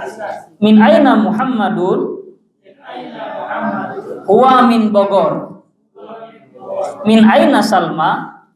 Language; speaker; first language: Arabic; non-native, fluent; Indonesian